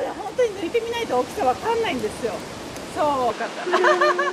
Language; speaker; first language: Japanese; native; Japanese